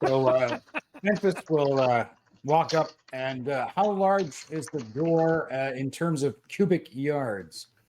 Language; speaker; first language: English; native; English